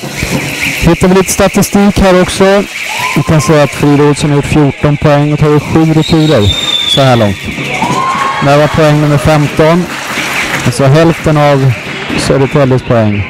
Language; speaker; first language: Swedish; native; Swedish